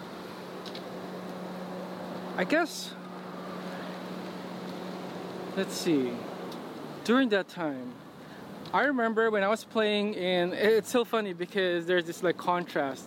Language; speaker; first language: English; non-native, local second language; Filipino